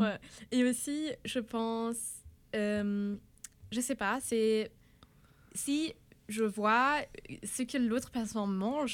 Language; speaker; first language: French; non-native, fluent; German